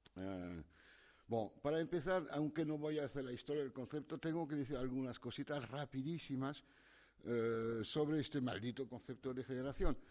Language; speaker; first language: Spanish; non-native, fluent; French